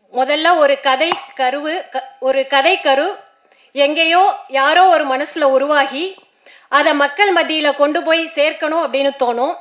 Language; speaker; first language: Tamil; native; Tamil